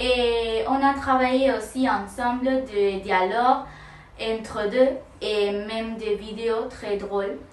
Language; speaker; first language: French; non-native, learner; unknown